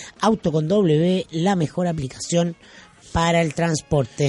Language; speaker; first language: Spanish; native; Spanish